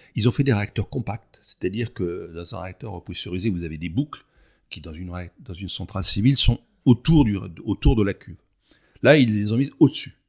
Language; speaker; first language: French; native; French